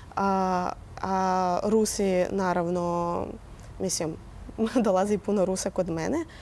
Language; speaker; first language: Serbian; non-native, fluent; Russian